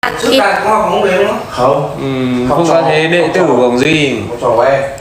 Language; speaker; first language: Vietnamese; native; Vietnamese